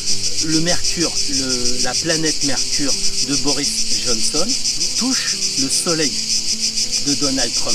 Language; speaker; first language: French; native; French